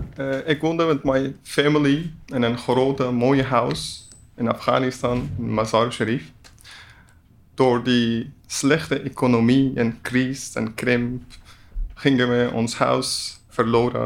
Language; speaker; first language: Dutch; non-native, learner; Persian